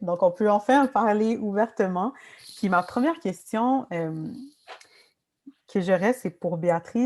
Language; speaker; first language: French; native; French